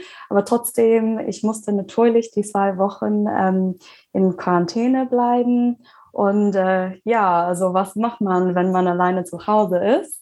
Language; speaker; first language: German; non-native, fluent; English